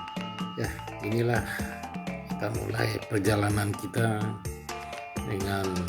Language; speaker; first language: Indonesian; non-native, local second language; Minangkabau